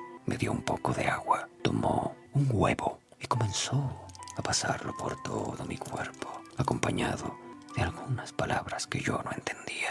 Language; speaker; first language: Spanish; native; Spanish